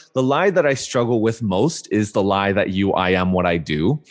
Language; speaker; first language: English; native; English